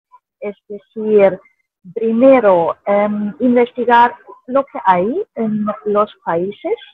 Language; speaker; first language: Spanish; non-native, fluent; German